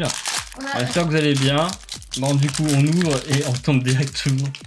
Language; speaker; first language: French; native; French